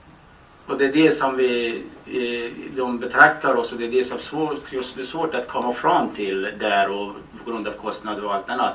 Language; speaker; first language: Swedish; non-native, fluent; Baluchi